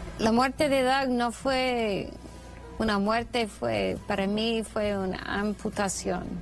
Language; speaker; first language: Spanish; non-native, fluent; English